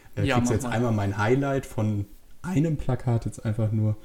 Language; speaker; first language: German; native; German